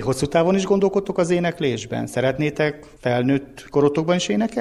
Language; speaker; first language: Hungarian; native; Hungarian